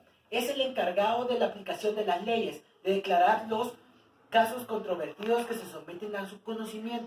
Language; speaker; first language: Spanish; native; Spanish